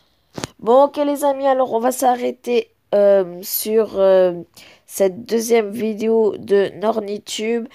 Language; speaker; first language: French; native; French